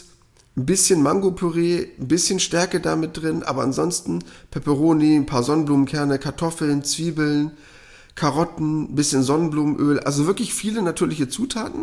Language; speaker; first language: German; native; German